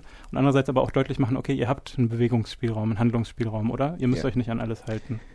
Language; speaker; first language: German; native; German